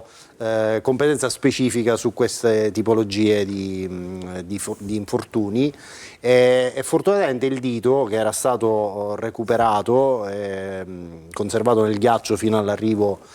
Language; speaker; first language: Italian; native; Italian